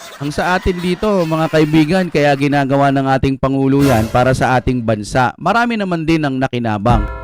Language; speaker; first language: Filipino; non-native, local second language; Iloko